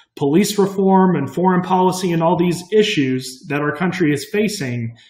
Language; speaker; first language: English; native; English